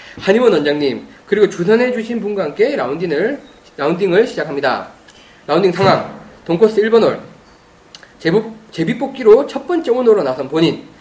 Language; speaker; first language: Korean; native; Korean